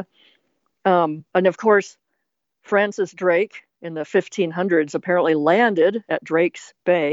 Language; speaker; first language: English; native; English